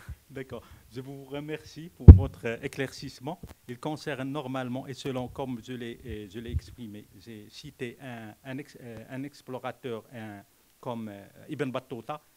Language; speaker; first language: French; non-native, local second language; Arabic